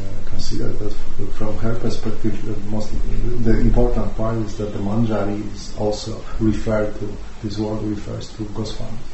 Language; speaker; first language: English; non-native, fluent; Polish